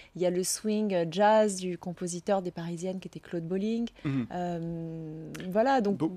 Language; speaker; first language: French; native; French